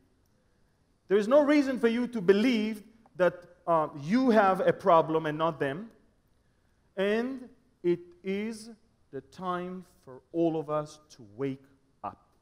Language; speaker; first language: English; non-native, fluent; Hebrew